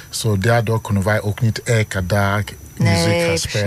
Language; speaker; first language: Dutch; non-native, learner; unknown